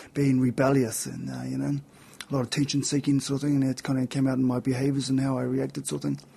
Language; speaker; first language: English; native; English